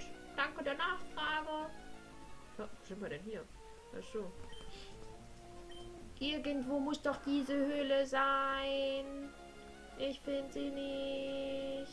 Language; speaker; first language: German; native; German